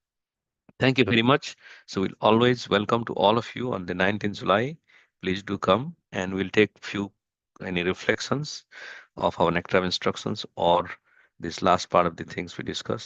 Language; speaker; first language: English; non-native, fluent; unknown